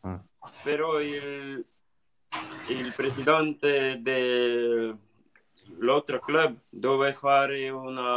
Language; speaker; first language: Italian; non-native, learner; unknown